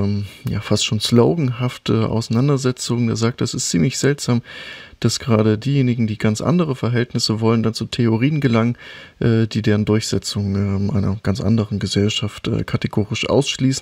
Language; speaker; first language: German; native; German